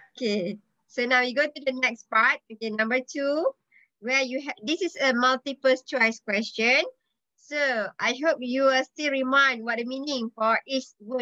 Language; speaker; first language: English; non-native, local second language; Malay